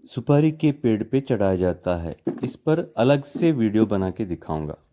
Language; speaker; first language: Hindi; non-native, local second language; Kannada